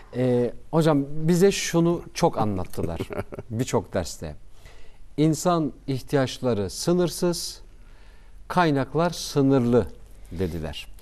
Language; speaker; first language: Turkish; native; Turkish